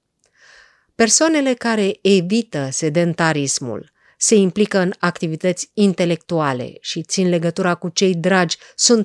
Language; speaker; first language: Romanian; native; Romanian